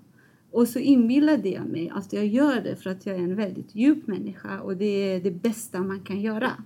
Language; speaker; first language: Swedish; non-native, fluent; Persian